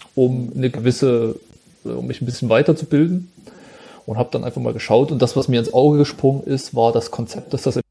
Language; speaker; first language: German; native; German